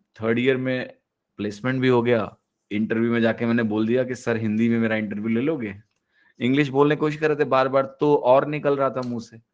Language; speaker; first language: Hindi; native; Hindi